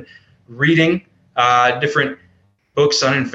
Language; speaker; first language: English; native; English